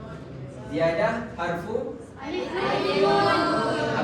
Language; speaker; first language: Arabic; non-native, fluent; Malay